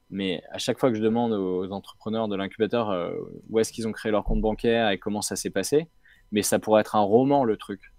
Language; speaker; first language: French; native; French